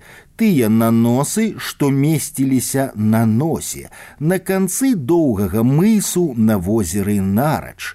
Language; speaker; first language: Belarusian; native; Belarusian